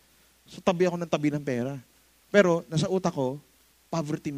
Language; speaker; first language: Filipino; native; Filipino